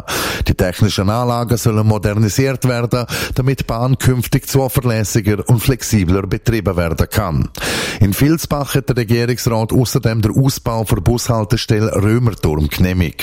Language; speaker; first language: German; native; German